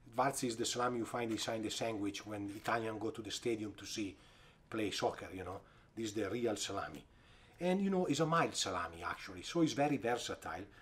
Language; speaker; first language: English; non-native, fluent; Italian